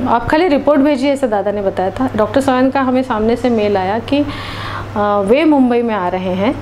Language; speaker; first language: Hindi; non-native, local second language; Marathi